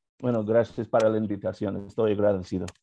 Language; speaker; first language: Spanish; non-native, learner; English